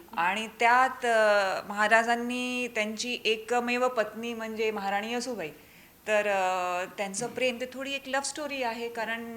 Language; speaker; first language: Marathi; native; Marathi